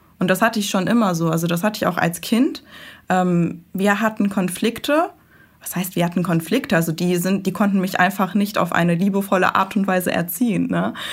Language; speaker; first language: German; early bilingual, other home language; Persian